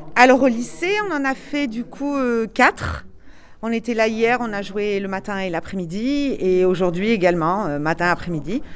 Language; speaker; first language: French; native; French